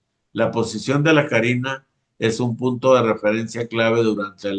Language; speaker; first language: Spanish; native; Spanish